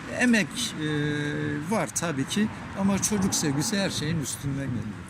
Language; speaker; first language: Turkish; native; Turkish